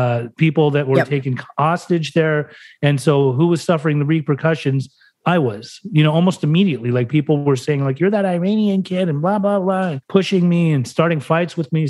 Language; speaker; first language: English; early bilingual, other home language; German